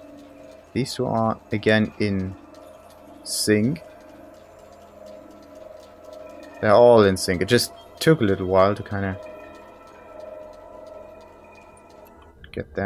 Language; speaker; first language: English; non-native, fluent; German